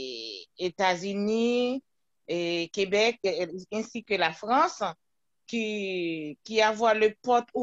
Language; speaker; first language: French; non-native, local second language; Haitian Creole